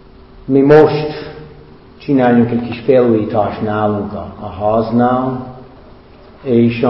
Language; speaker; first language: Hungarian; non-native, fluent; English